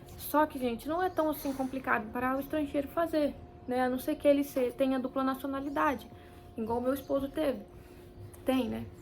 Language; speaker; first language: Portuguese; native; Portuguese